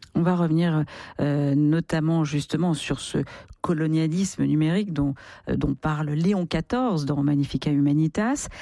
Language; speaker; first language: French; native; French